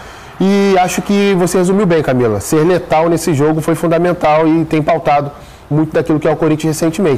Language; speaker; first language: Portuguese; native; Portuguese